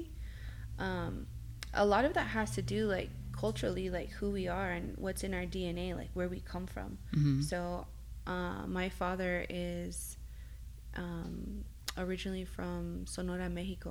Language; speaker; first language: English; early bilingual, other home language; Spanish